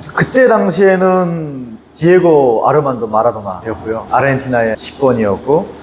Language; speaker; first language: Korean; native; Korean